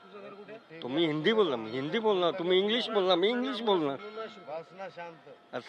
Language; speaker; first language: Marathi; non-native, learner; Hindi